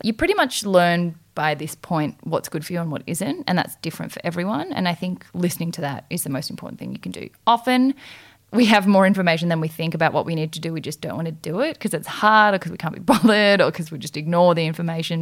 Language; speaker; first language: English; native; English